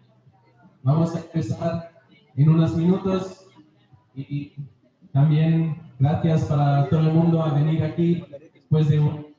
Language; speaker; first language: Spanish; non-native, learner; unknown